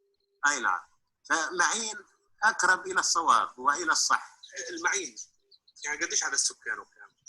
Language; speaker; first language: Arabic; native; Arabic